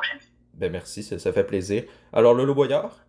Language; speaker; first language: French; native; French